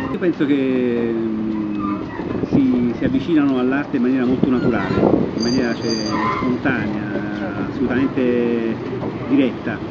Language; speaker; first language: Italian; native; Italian